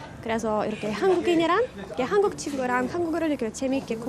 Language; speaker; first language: Korean; non-native, fluent; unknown